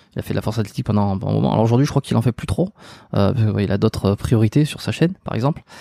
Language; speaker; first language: French; native; French